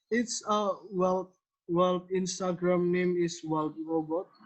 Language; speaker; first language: English; non-native, learner; Indonesian